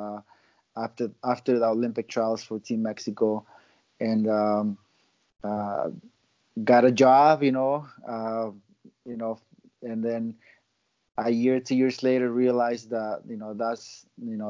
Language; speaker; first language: English; non-native, fluent; Spanish